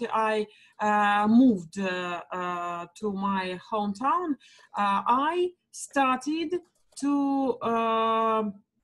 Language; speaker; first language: English; non-native, learner; Russian